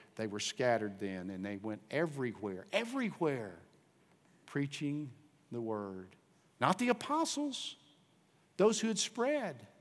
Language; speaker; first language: English; native; English